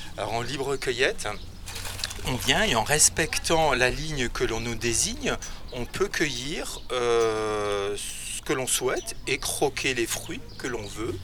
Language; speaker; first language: French; native; French